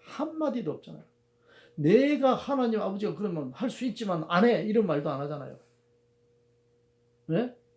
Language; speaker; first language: Korean; native; Korean